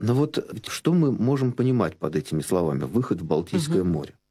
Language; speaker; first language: Russian; native; Russian